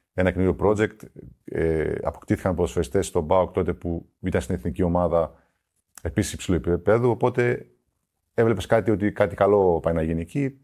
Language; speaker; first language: Greek; early bilingual, heritage; Greek